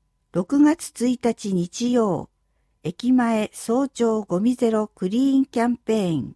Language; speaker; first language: Japanese; native; Japanese